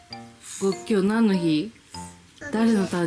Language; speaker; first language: Japanese; native; Japanese